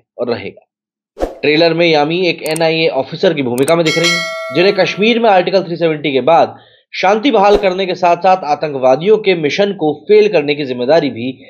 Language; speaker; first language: Hindi; native; Hindi